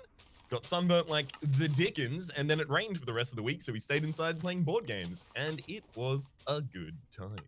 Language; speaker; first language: English; native; English